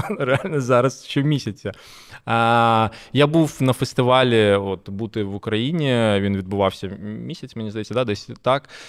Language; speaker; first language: Ukrainian; non-native, local second language; Russian